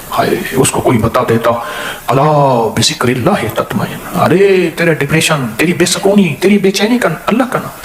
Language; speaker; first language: Urdu; non-native, local second language; Punjabi